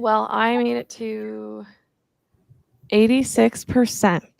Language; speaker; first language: English; native; English